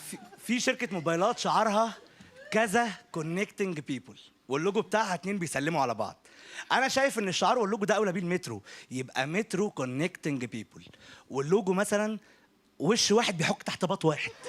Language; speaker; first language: Arabic; native; Arabic